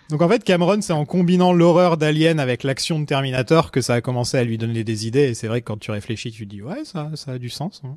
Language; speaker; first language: French; native; French